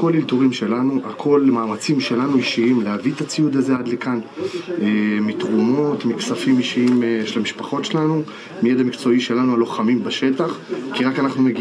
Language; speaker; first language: Hebrew; native; Hebrew